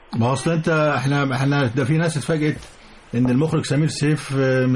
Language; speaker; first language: Arabic; native; Arabic